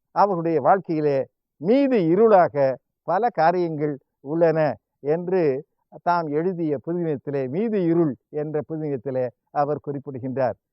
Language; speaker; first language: Tamil; native; Tamil